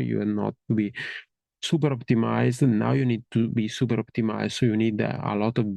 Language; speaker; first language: English; non-native, fluent; Italian